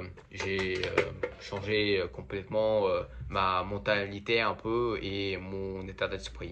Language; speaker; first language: French; non-native, fluent; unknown